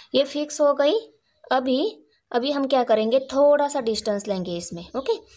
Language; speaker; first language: Hindi; non-native, local second language; Marathi